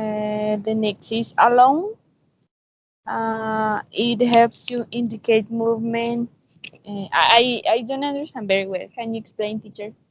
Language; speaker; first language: English; non-native, learner; Spanish